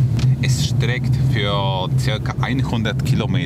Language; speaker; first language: German; non-native, fluent; Polish